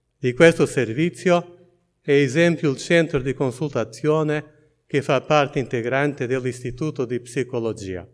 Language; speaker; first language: Italian; non-native, fluent; Portuguese